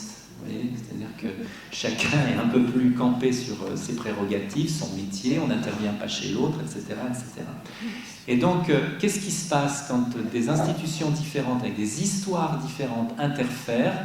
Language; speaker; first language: French; native; French